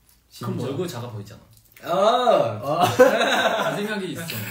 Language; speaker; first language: Korean; non-native, fluent; Chinese